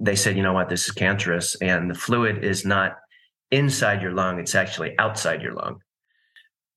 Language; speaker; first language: English; native; English